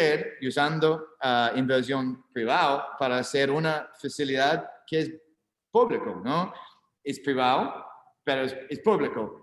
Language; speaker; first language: Spanish; non-native, learner; English